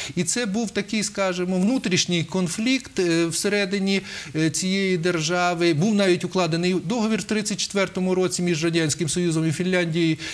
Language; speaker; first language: Ukrainian; native; Ukrainian